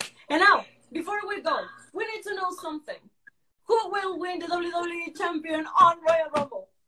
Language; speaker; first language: English; non-native, fluent; Spanish